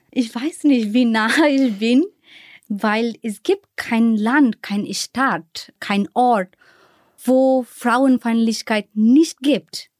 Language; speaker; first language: German; non-native, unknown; Bangla